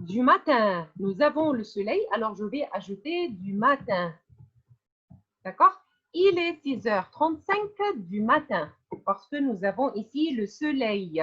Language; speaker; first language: French; non-native, fluent; Arabic